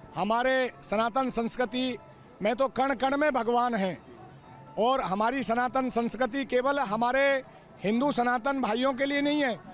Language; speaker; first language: Hindi; native; Hindi